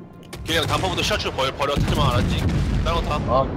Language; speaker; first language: Korean; native; Korean